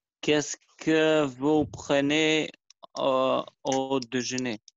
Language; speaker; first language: French; non-native, learner; Albanian